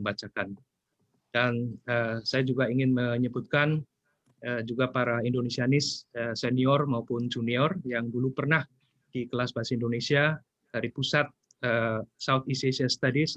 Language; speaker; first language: Indonesian; native; Indonesian